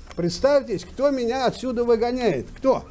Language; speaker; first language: Russian; native; Russian